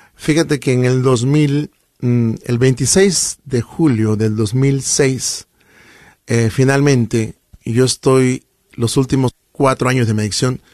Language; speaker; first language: Spanish; native; Spanish